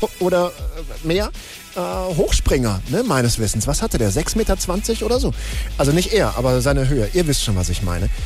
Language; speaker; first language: German; native; German